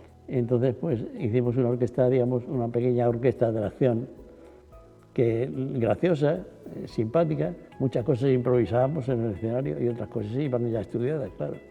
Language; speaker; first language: Spanish; native; Spanish